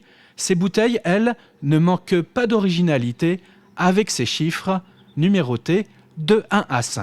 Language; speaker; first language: French; native; French